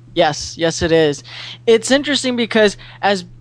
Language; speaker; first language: English; non-native, local second language; Filipino